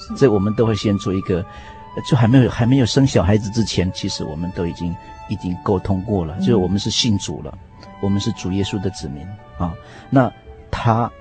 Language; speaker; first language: Chinese; non-native, local second language; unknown